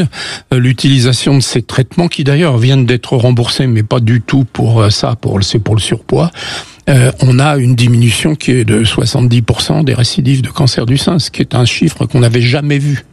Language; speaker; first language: French; native; French